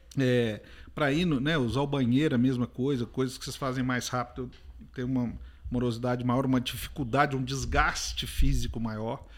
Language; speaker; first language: Portuguese; native; Portuguese